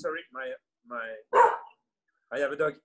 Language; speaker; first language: English; non-native, learner; French